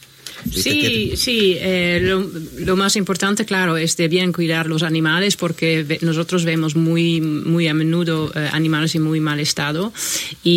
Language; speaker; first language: Spanish; non-native, fluent; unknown